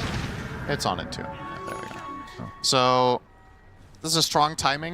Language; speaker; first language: English; native; English